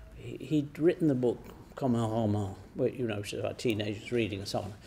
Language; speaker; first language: English; native; English